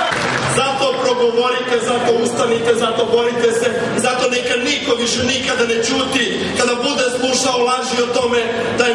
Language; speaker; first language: Serbian; native; Serbian